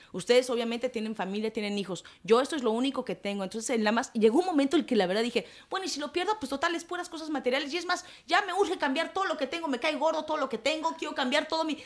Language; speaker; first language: Spanish; native; Spanish